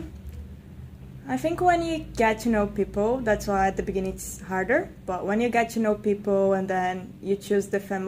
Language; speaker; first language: English; non-native, fluent; Portuguese